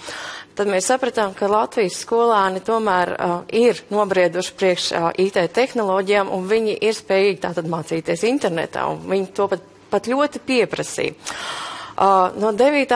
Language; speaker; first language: Latvian; native; Latvian